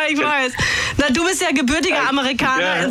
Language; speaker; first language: German; native; German